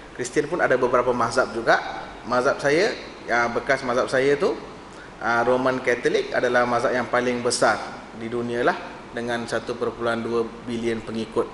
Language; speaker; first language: Malay; non-native, local second language; Tamil